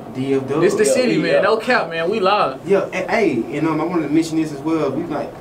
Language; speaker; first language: English; native; English